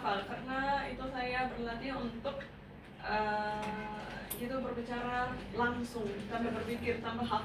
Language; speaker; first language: Indonesian; non-native, fluent; Arabic